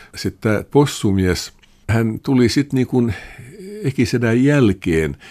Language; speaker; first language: Finnish; non-native, local second language; Swedish